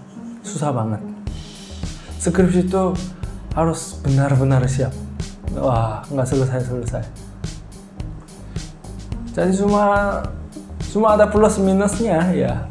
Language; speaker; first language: Indonesian; non-native, fluent; Korean